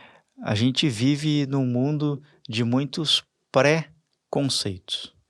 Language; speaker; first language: Portuguese; native; Portuguese